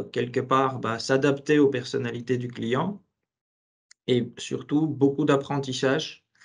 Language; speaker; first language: French; non-native, fluent; Georgian